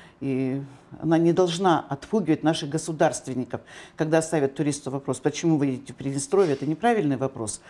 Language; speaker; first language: Russian; native; Russian